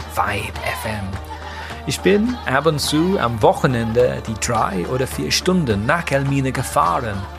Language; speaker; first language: German; non-native, fluent; English